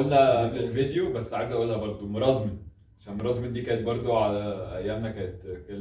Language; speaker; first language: Arabic; native; Arabic